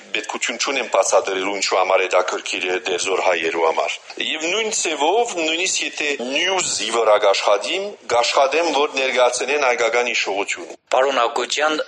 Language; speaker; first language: Armenian; early bilingual, heritage; Armenian